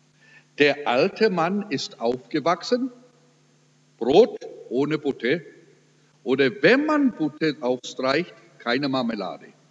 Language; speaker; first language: German; early bilingual, heritage; German